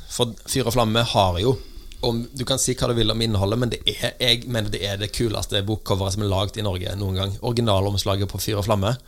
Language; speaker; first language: Norwegian; native; Norwegian